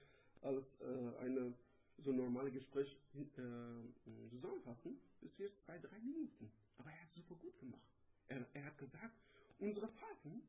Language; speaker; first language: German; non-native, learner; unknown